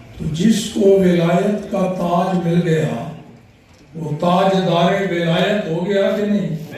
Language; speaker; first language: Urdu; non-native, local second language; Punjabi